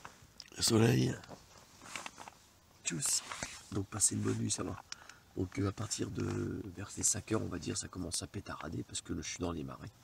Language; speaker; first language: French; native; French